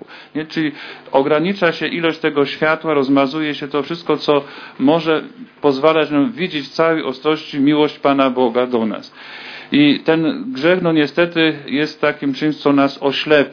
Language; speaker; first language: Polish; native; Polish